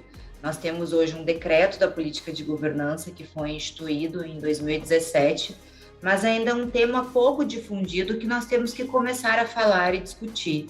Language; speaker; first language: Portuguese; native; Portuguese